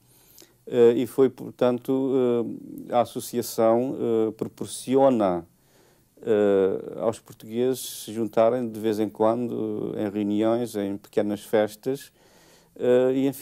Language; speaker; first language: Portuguese; native; Portuguese